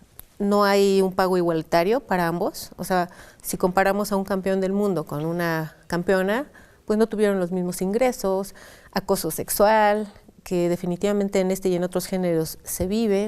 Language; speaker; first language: Spanish; native; Spanish